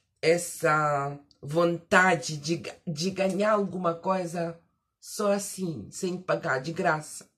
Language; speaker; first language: Portuguese; early bilingual, heritage; Portuguese